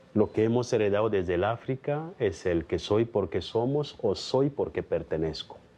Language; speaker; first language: Spanish; non-native, fluent; Kikuyu